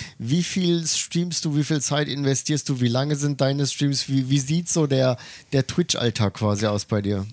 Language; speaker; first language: German; native; German